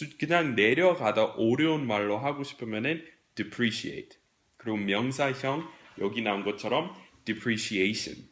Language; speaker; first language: Korean; non-native, fluent; English